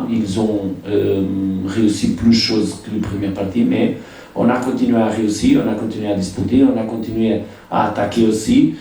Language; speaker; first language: French; non-native, fluent; Portuguese